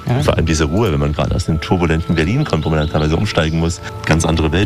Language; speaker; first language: German; native; German